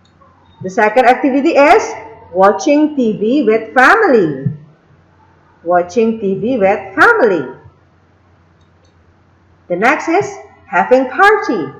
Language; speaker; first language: English; non-native, fluent; Indonesian